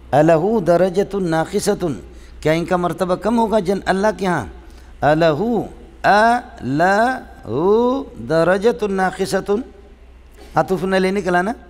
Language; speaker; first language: Urdu; non-native, local second language; Baluchi